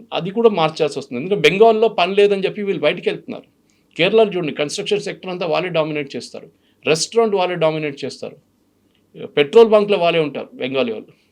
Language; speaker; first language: Telugu; non-native, fluent; Malayalam